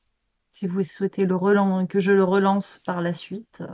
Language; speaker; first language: French; native; French